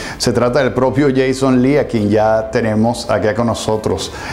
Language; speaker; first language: Spanish; native; Spanish